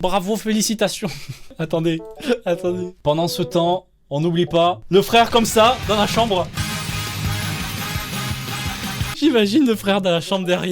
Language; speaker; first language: French; native; French